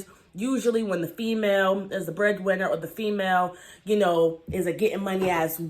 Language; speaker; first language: English; native; English